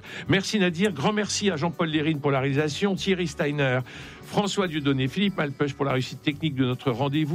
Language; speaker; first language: French; native; French